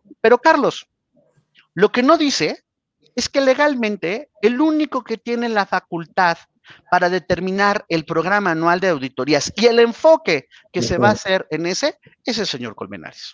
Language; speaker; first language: Spanish; native; Spanish